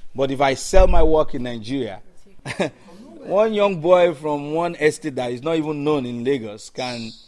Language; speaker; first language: English; non-native, local second language; Yoruba